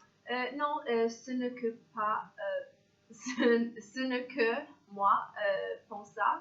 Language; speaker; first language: French; non-native, learner; English